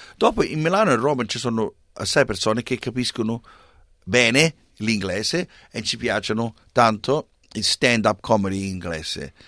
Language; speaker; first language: Italian; early bilingual, heritage; English